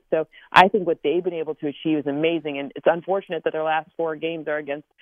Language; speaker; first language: English; native; English